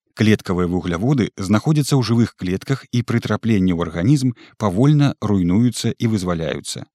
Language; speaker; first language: Belarusian; native; Belarusian